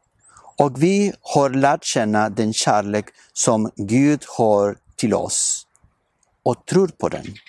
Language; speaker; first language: Swedish; non-native, fluent; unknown